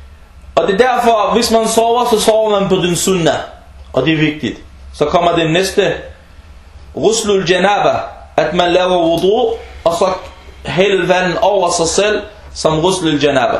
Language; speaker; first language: Danish; early bilingual, other home language; Arabic